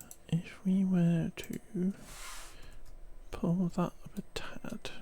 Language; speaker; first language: English; native; English